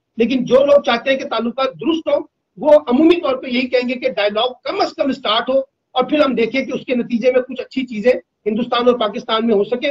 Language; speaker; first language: Urdu; native; Urdu